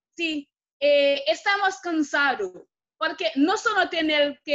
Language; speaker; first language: Spanish; non-native, fluent; Haitian Creole